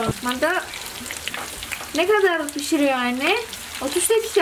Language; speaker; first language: Turkish; non-native, learner; Indonesian